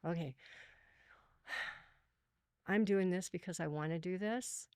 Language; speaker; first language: English; native; English